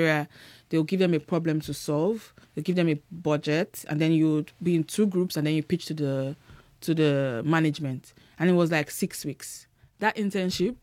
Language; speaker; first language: English; non-native, local second language; Yoruba